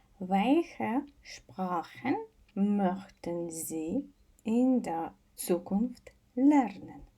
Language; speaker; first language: German; non-native, fluent; Ukrainian